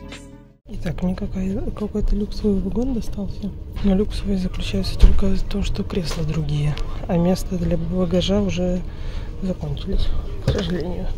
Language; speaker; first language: Russian; native; Russian